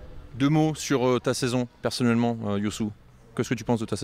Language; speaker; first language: French; native; French